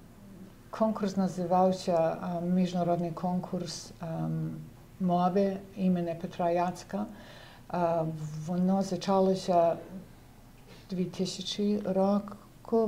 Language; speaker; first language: Ukrainian; early bilingual, heritage; Ukrainian